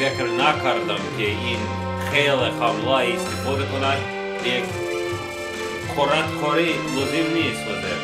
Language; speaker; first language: Persian; non-native, learner; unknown